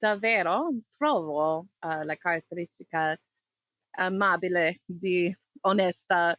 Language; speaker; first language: Italian; non-native, learner; English